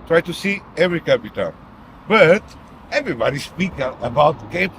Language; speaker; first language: English; non-native, learner; Portuguese